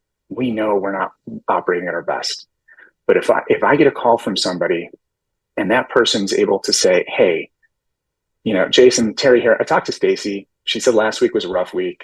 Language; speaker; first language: English; native; English